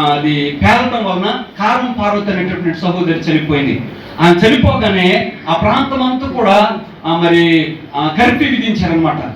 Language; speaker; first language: Telugu; non-native, local second language; Koya